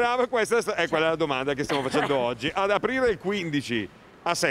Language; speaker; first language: Italian; native; Italian